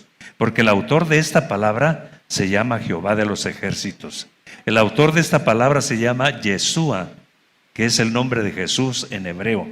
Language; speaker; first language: Spanish; native; Spanish